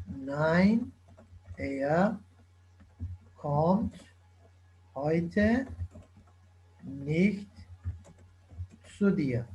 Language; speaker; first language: German; non-native, fluent; Turkish